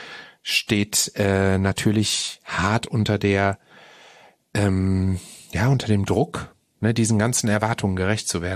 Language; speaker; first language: German; native; German